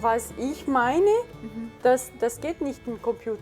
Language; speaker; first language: German; early bilingual, heritage; German